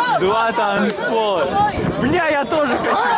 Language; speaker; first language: Russian; native; Russian